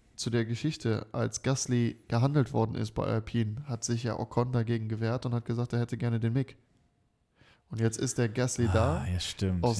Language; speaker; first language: German; native; German